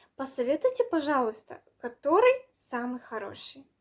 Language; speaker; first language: Russian; non-native, local second language; Kazakh